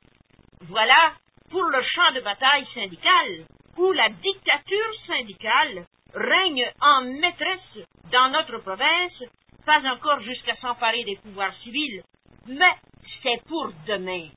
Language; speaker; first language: French; native; French